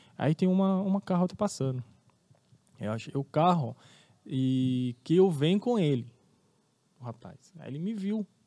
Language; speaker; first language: Portuguese; non-native, fluent; Arabic